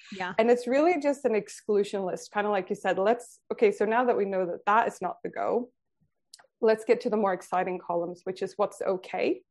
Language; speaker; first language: English; non-native, fluent; Swedish